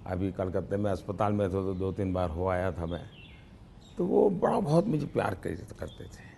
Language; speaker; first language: Hindi; non-native, local second language; Gujarati